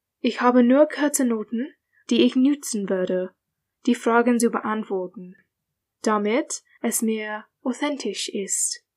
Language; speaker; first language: German; non-native, learner; English